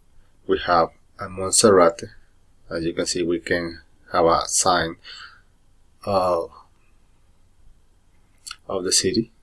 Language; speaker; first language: English; non-native, learner; Spanish